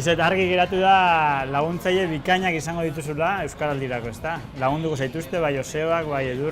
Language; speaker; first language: Basque; native; Basque